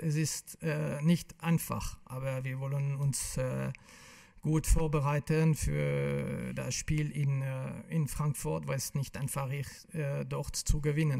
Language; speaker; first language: German; non-native, local second language; French